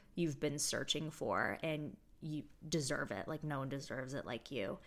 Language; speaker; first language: English; native; English